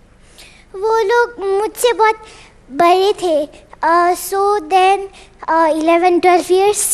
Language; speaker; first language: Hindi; non-native, local second language; Bangla